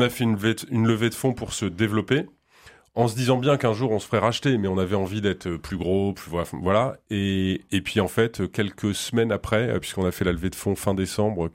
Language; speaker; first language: French; native; French